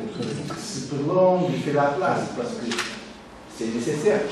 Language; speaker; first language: French; non-native, learner; Portuguese